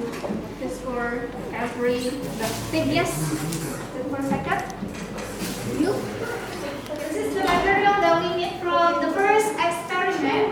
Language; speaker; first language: English; non-native, learner; Indonesian